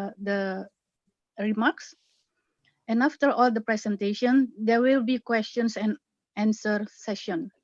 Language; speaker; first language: English; non-native, fluent; Indonesian